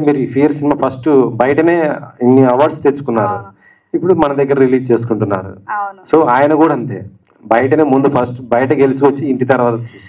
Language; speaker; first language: Telugu; native; Telugu